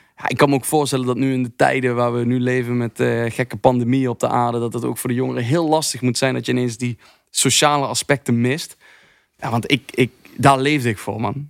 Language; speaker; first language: Dutch; native; Dutch